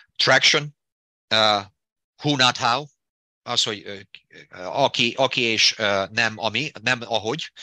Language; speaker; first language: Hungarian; native; Hungarian